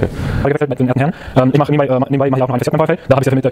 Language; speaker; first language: German; non-native, fluent; Romanian